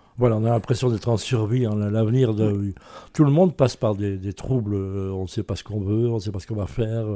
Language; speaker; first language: French; native; French